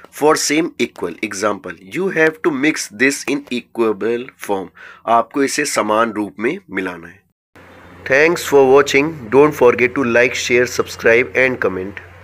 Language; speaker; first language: Hindi; native; Hindi